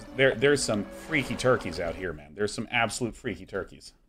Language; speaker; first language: English; native; English